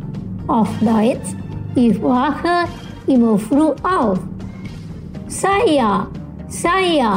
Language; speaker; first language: German; non-native, fluent; Indonesian